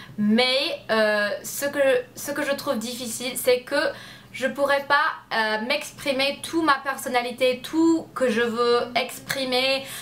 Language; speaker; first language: French; non-native, learner; English